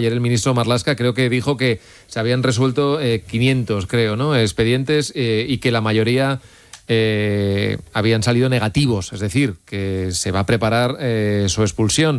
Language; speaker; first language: Spanish; native; Spanish